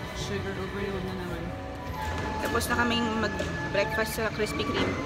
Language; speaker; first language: Filipino; native; Filipino